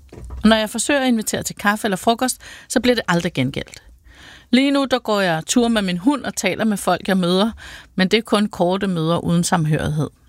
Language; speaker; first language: Danish; native; Danish